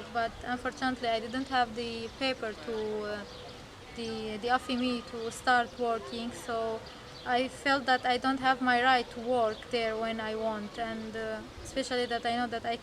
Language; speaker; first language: English; non-native, fluent; Arabic